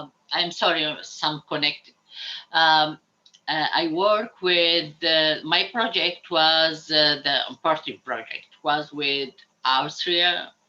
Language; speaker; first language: English; non-native, learner; Arabic